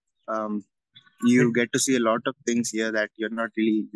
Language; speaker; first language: English; non-native, local second language; Malayalam